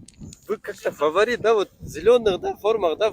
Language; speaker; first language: Russian; non-native, local second language; Kyrgyz